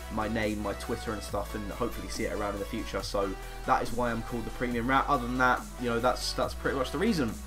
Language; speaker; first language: English; native; English